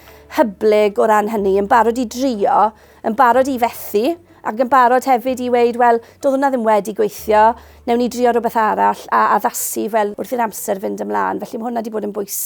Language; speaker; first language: Welsh; native; Welsh